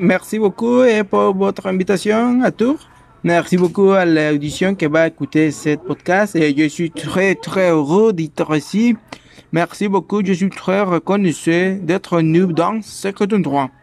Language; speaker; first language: French; non-native, learner; Spanish